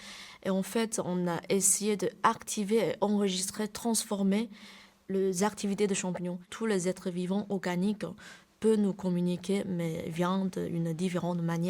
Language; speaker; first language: French; non-native, fluent; Chinese